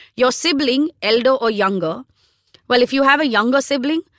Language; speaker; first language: English; non-native, local second language; Hindi